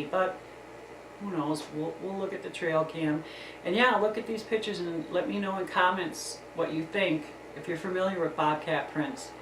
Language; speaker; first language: English; native; English